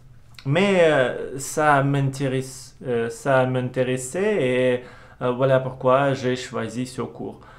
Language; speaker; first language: French; non-native, learner; Russian